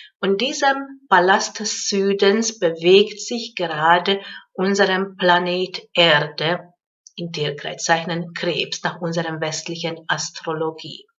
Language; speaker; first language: German; non-native, fluent; Hungarian